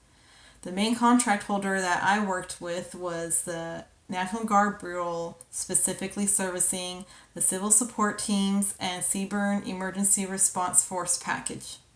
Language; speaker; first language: English; native; English